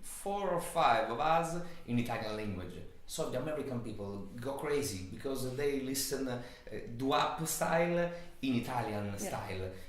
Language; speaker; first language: English; non-native, learner; Italian